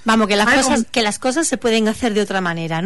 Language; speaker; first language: Spanish; native; Spanish